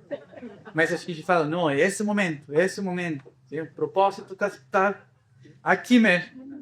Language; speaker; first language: Portuguese; non-native, fluent; Spanish